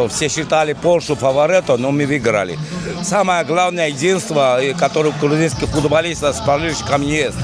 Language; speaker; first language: Russian; non-native, fluent; Georgian